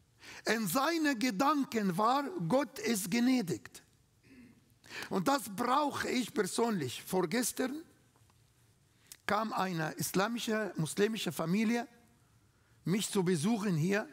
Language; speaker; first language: German; non-native, fluent; Arabic